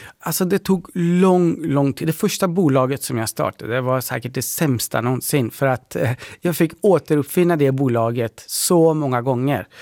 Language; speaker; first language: Swedish; early bilingual, other home language; Persian